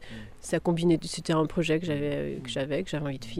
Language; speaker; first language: French; native; French